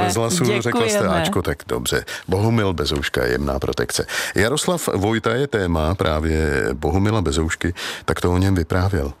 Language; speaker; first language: Czech; native; Czech